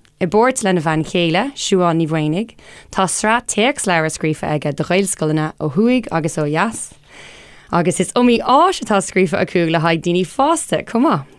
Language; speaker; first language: Irish; non-native, local second language; English